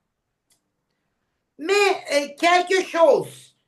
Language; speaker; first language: French; non-native, learner; Turkish